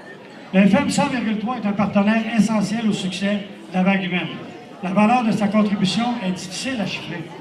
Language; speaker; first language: French; native; French